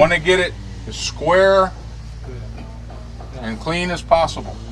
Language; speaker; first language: English; native; English